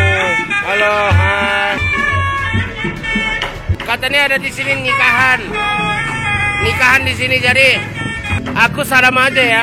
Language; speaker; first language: Indonesian; non-native, learner; Japanese